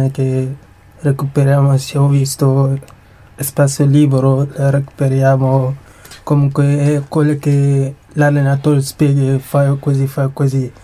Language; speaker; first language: Italian; non-native, learner; Mandingo